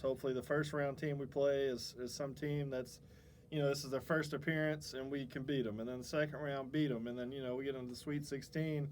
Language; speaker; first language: English; native; English